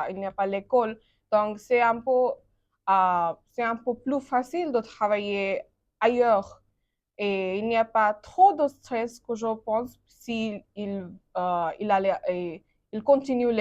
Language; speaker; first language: French; non-native, learner; Bangla